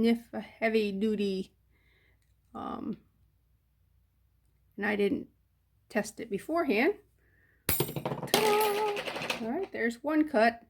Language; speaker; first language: English; native; English